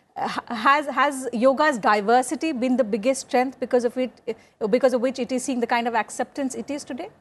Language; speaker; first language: English; non-native, local second language; Hindi